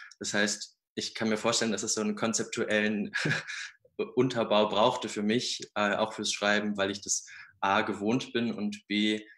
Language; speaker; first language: German; native; German